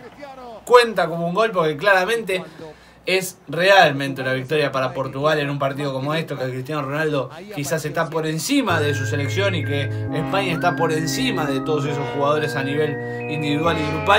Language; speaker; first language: Spanish; native; Spanish